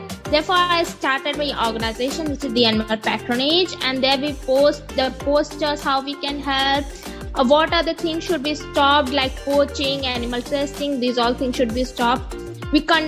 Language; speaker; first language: English; non-native, local second language; Hindi